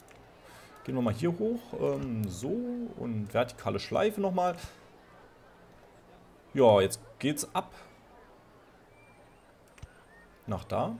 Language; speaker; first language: German; native; German